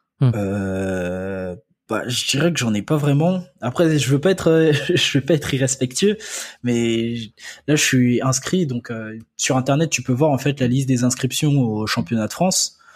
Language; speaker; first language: French; early bilingual, other home language; Akan